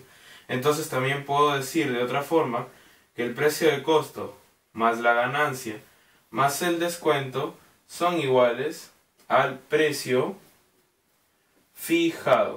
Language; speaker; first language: Spanish; native; Spanish